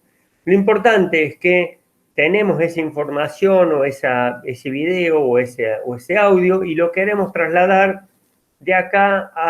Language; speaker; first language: Spanish; native; Spanish